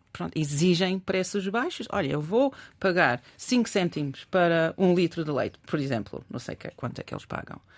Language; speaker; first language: Portuguese; non-native, fluent; English